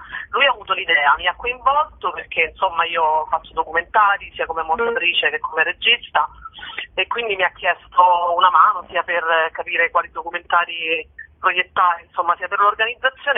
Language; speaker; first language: Italian; native; Italian